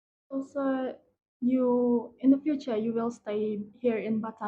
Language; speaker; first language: English; non-native, learner; Indonesian